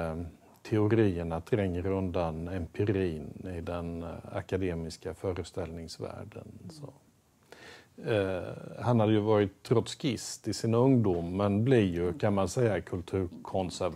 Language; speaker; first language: Swedish; native; Swedish